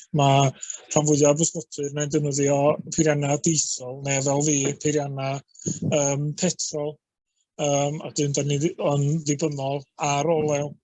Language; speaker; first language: Welsh; native; Welsh